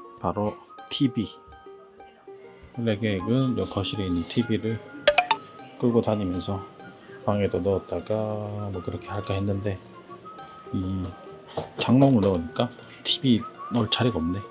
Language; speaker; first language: Korean; native; Korean